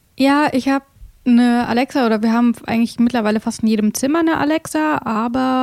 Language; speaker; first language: German; native; German